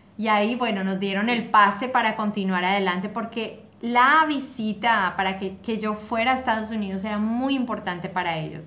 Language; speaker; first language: Spanish; native; Spanish